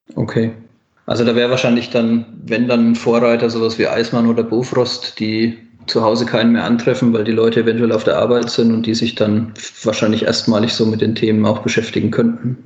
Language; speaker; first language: German; native; German